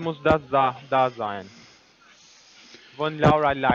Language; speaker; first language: German; non-native, learner; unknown